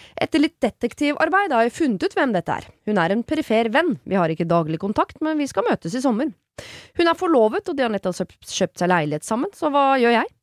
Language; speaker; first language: Norwegian; native; Norwegian